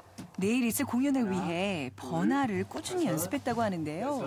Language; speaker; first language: Korean; native; Korean